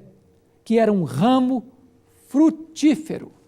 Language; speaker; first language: Portuguese; native; Portuguese